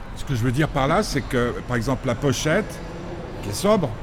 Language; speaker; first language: French; native; French